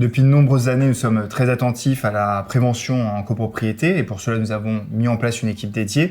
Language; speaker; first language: French; native; French